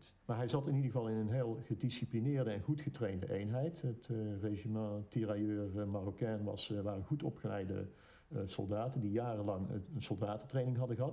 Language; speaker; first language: Dutch; native; Dutch